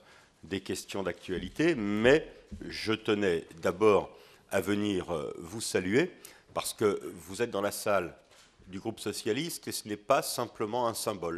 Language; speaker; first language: French; native; French